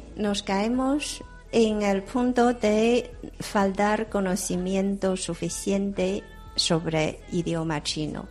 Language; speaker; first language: Spanish; non-native, fluent; Chinese